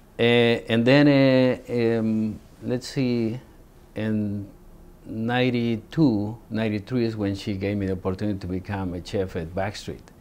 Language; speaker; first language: English; non-native, fluent; Spanish